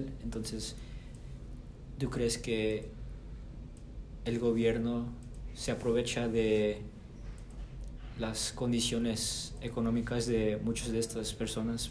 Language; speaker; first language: Spanish; early bilingual, heritage; Spanish